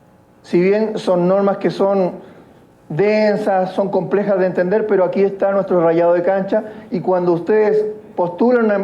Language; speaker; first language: Spanish; native; Spanish